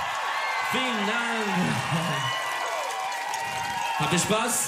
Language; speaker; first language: German; non-native, learner; Turkish